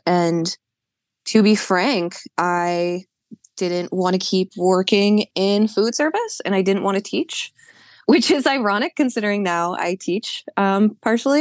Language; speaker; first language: English; native; English